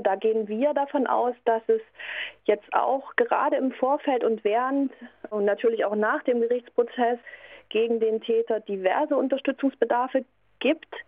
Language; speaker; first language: German; native; German